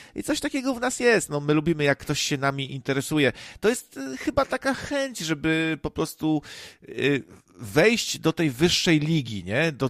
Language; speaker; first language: Polish; native; Polish